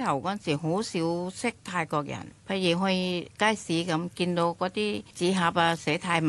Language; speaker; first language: Cantonese; non-native, fluent; Thai